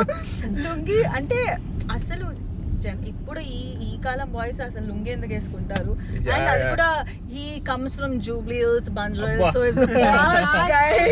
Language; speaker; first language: Telugu; native; Telugu